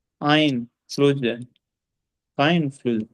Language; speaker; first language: German; non-native, learner; Hindi